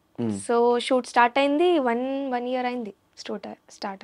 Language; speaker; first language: Telugu; non-native, learner; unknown